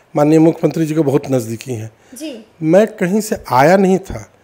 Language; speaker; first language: Hindi; native; Hindi